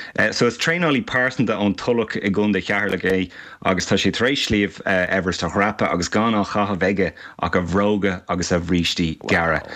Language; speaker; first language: Irish; non-native, local second language; English